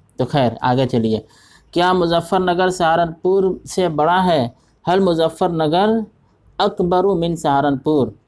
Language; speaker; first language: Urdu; native; Urdu